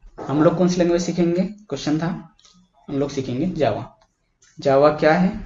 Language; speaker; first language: Hindi; native; Hindi